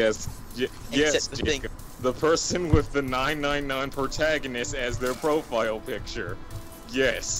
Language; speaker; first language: English; native; English